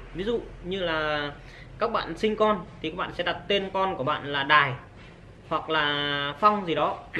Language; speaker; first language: Vietnamese; non-native, local second language; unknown